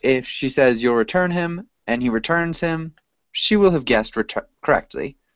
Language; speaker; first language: English; native; English